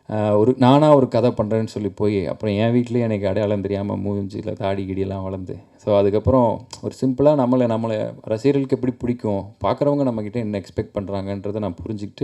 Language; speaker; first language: Tamil; native; Tamil